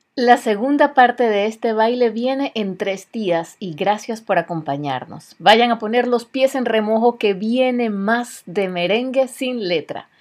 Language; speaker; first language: Spanish; native; Spanish